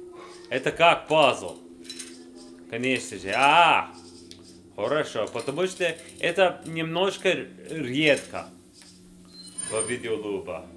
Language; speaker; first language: Russian; non-native, learner; English